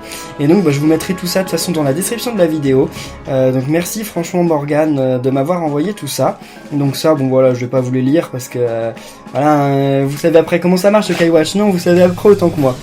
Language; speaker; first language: French; native; French